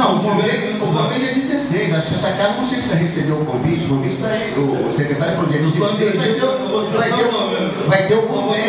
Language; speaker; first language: Portuguese; native; Portuguese